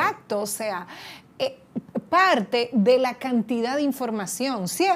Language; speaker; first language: Spanish; native; Spanish